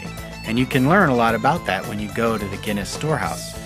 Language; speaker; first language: English; native; English